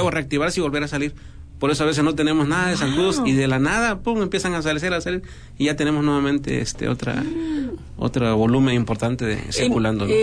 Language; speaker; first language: Spanish; native; Spanish